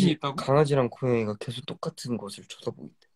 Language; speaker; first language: Korean; early bilingual, heritage; English